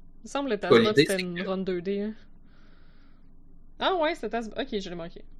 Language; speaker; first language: French; native; French